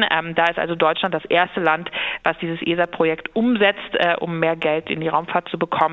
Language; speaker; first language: German; native; German